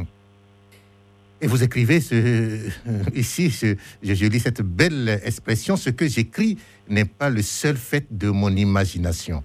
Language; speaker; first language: French; native; French